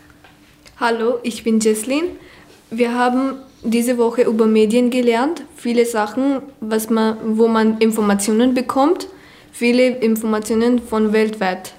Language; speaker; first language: German; non-native, learner; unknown